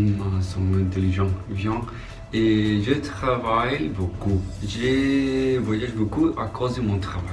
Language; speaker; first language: French; non-native, learner; Spanish